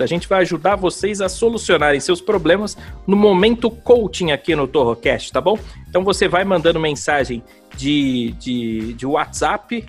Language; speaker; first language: Portuguese; native; Portuguese